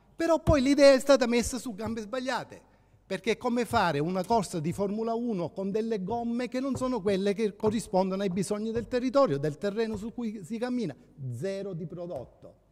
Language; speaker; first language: Italian; native; Italian